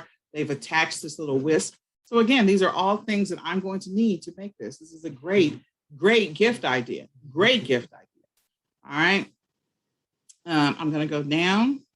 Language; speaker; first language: English; native; English